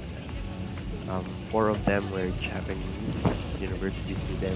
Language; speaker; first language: English; non-native, local second language; Filipino